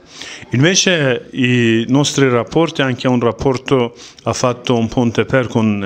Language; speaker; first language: Italian; non-native, learner; Kurdish